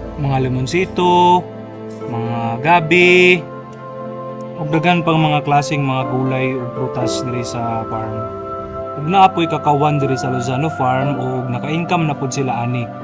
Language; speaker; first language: Cebuano; native; Cebuano